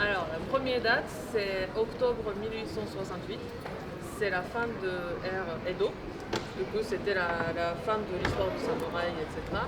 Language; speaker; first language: French; non-native, fluent; Japanese